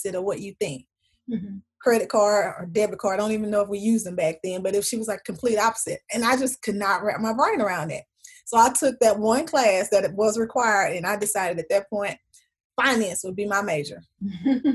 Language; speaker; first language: English; native; English